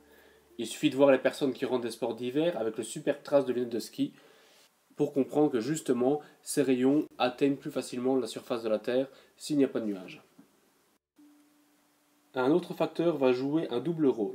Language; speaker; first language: French; native; French